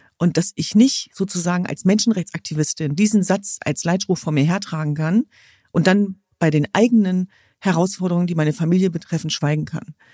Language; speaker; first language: German; early bilingual, other home language; Kurdish